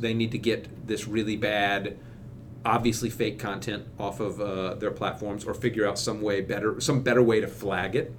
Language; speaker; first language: English; native; English